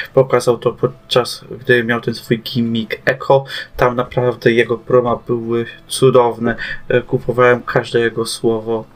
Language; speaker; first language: Polish; native; Polish